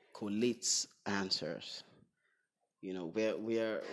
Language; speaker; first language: English; non-native, local second language; Igbo